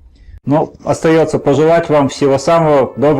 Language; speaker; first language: Russian; native; Russian